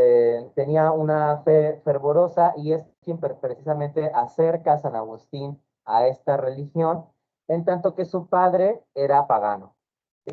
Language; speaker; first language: Spanish; native; Spanish